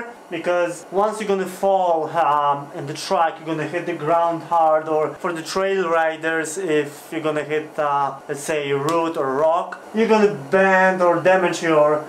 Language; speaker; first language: English; non-native, fluent; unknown